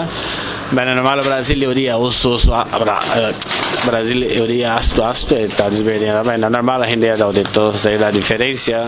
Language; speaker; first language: Basque; non-native, learner; Portuguese